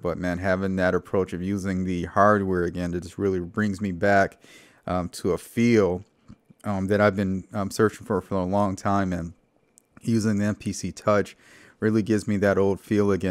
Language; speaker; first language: English; native; English